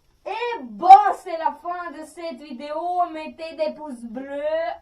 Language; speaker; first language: French; non-native, fluent; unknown